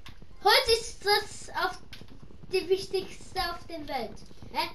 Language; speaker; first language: German; non-native, learner; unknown